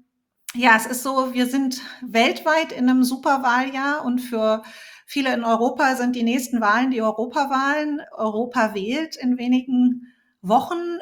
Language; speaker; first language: German; native; German